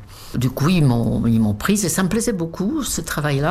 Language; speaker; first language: French; non-native, fluent; Czech